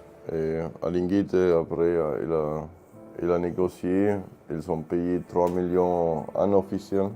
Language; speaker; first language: French; non-native, fluent; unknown